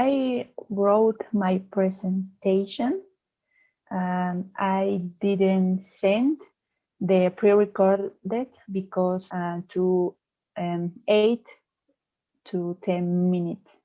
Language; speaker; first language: English; non-native, learner; Spanish